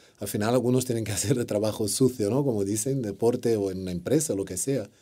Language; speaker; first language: Spanish; non-native, fluent; Portuguese